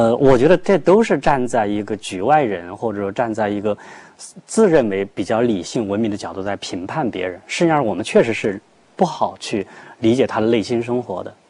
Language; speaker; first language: Chinese; native; Chinese